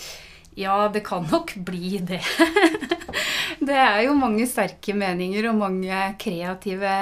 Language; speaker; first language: Norwegian; native; Norwegian